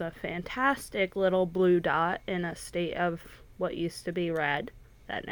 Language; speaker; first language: English; native; English